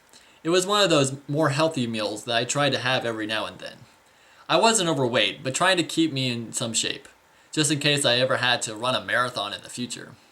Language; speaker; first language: English; native; English